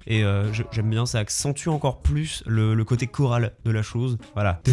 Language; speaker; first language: French; native; French